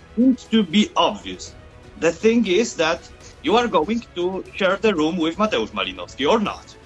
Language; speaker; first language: English; non-native, fluent; Polish